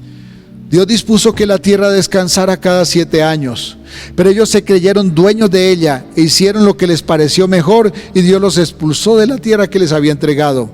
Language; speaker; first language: Spanish; native; Spanish